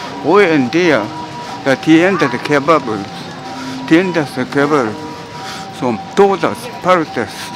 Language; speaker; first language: Spanish; non-native, learner; Japanese